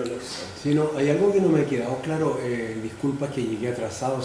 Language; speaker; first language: Spanish; native; Spanish